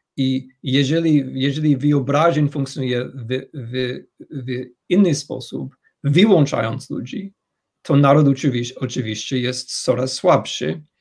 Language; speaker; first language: Polish; non-native, fluent; English